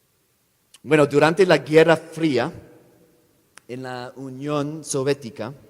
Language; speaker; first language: Spanish; non-native, fluent; English